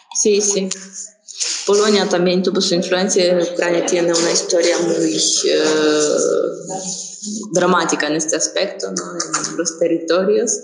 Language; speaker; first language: Spanish; non-native, fluent; Ukrainian